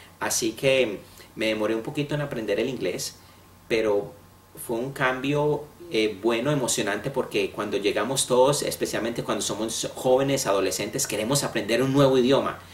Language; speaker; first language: Spanish; native; Spanish